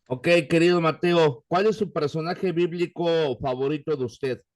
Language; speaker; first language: Spanish; native; Spanish